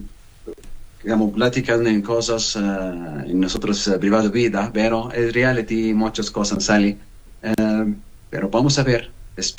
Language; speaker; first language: Spanish; non-native, learner; Arabic